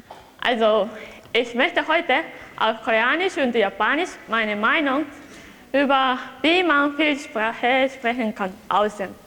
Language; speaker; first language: German; non-native, learner; Japanese